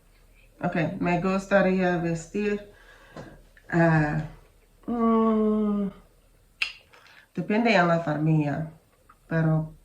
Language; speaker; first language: Spanish; non-native, learner; English